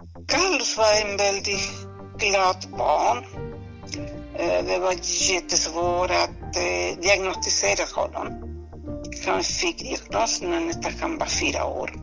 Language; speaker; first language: Swedish; non-native, fluent; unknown